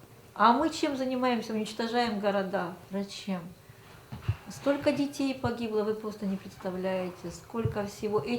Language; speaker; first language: Russian; native; Russian